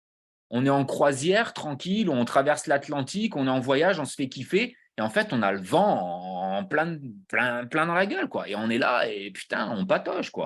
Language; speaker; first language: French; native; French